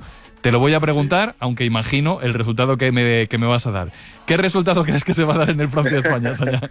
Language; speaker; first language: Spanish; native; Spanish